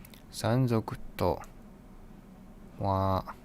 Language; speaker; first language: Japanese; non-native, learner; English